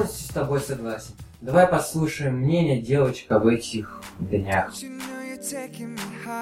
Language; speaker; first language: Russian; native; Russian